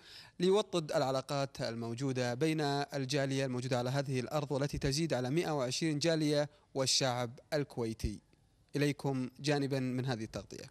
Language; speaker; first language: Arabic; native; Arabic